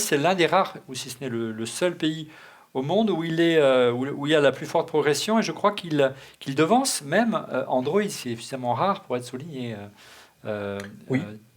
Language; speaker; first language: French; native; French